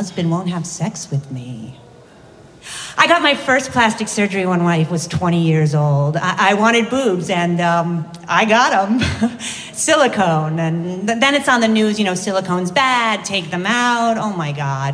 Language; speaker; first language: English; native; English